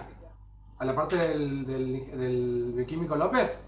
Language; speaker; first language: Spanish; native; Spanish